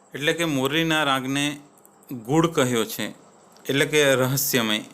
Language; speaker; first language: Hindi; non-native, local second language; Gujarati